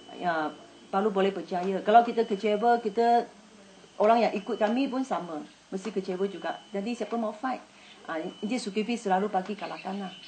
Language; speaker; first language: Malay; non-native, local second language; Chinese